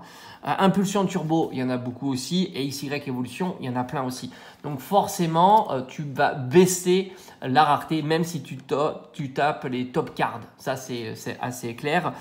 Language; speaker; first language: French; native; French